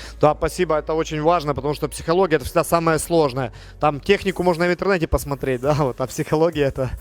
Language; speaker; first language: Russian; native; Russian